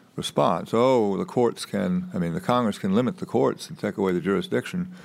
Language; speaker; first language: English; native; English